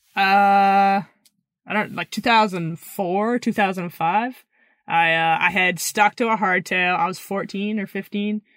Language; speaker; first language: English; native; English